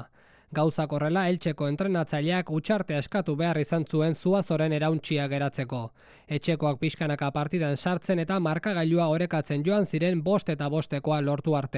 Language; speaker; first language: Basque; native; Basque